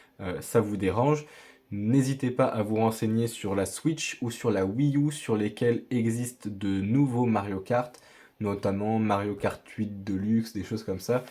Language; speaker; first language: French; native; French